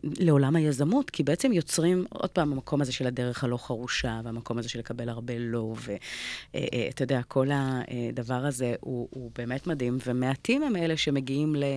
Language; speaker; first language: Hebrew; native; Hebrew